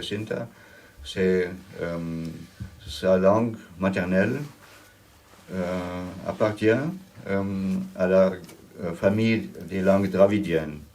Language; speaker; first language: French; non-native, learner; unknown